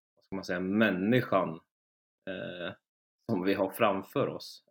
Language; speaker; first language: Swedish; native; Swedish